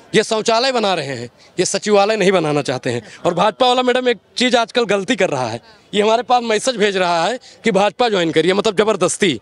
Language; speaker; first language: Hindi; native; Hindi